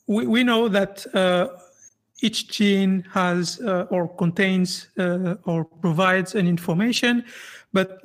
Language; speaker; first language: English; non-native, fluent; French